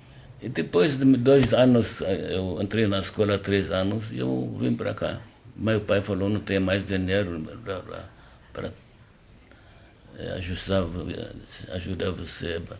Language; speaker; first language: Portuguese; non-native, learner; Arabic